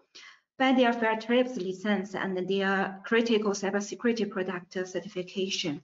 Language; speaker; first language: German; non-native, fluent; Chinese